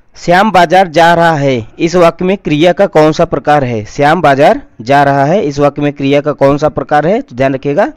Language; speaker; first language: Hindi; native; Hindi